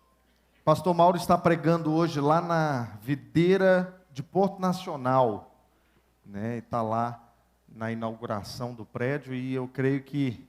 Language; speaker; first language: Portuguese; native; Portuguese